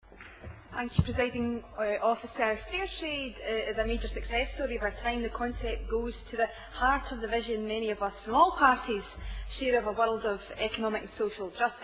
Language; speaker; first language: English; native; English